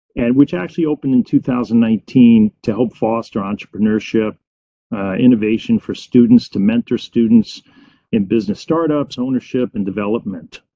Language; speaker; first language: English; native; English